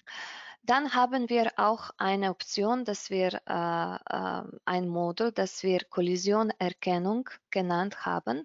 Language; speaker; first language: German; non-native, fluent; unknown